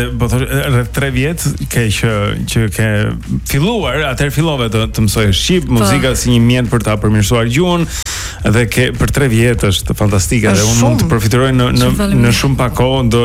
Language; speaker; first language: Albanian; native; Albanian